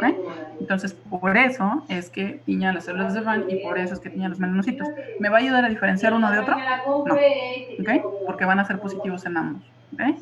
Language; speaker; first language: Spanish; native; Spanish